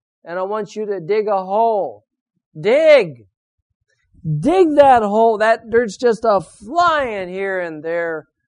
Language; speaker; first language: English; native; English